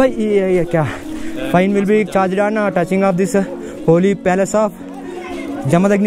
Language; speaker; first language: Hindi; non-native, local second language; Telugu